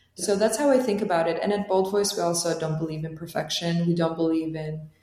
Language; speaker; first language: English; non-native, fluent; Albanian